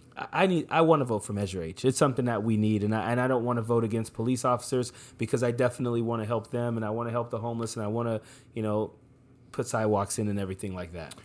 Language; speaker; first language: English; native; English